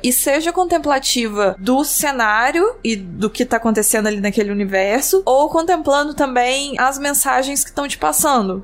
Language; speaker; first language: Portuguese; native; Portuguese